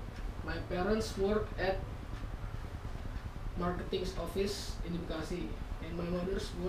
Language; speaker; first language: English; non-native, learner; Indonesian